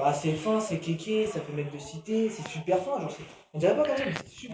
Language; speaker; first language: French; native; French